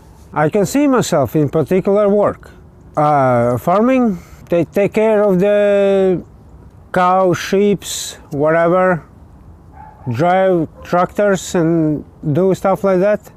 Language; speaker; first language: English; non-native, learner; Latvian